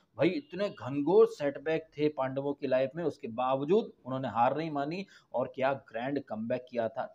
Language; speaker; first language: Hindi; native; Hindi